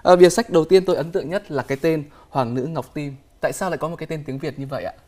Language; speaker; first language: Vietnamese; native; Vietnamese